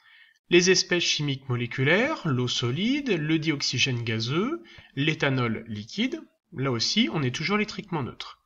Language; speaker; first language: French; native; French